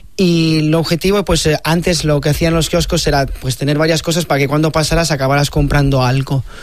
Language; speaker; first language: Spanish; non-native, fluent; Italian